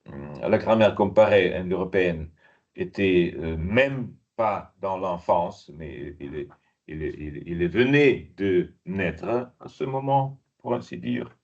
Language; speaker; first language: French; non-native, fluent; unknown